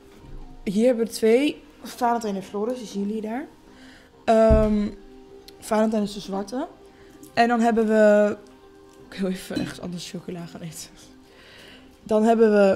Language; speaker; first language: Dutch; native; Dutch